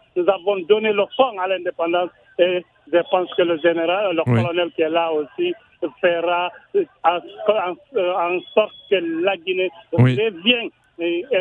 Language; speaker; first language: French; non-native, local second language; Susu